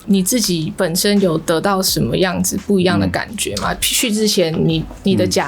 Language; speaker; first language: Chinese; native; Chinese